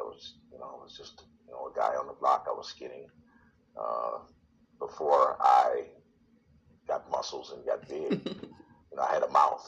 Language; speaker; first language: English; native; English